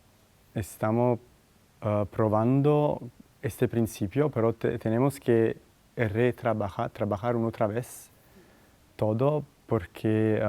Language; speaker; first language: Spanish; non-native, fluent; Italian